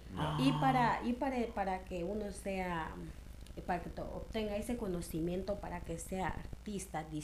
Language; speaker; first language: Spanish; non-native, local second language; Shipibo-Conibo